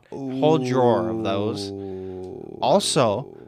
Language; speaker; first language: English; early bilingual, other home language; Filipino